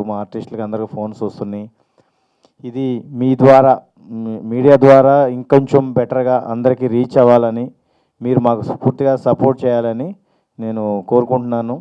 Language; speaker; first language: Telugu; native; Telugu